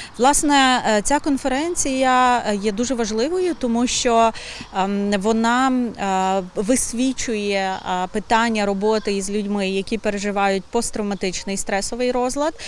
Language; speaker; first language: Ukrainian; native; Ukrainian